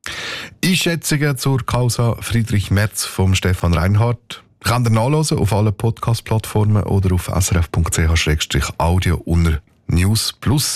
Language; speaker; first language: German; native; German